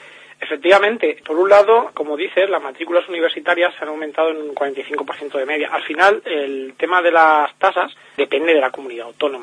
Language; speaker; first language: Spanish; native; Spanish